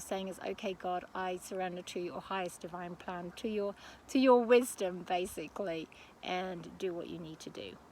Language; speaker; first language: English; native; English